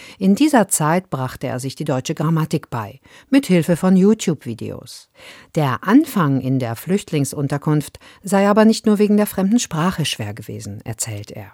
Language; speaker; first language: German; native; German